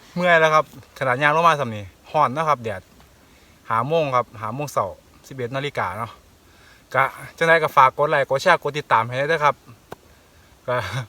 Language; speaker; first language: Thai; native; Thai